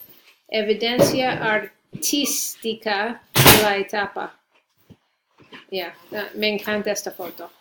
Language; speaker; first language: Spanish; non-native, fluent; English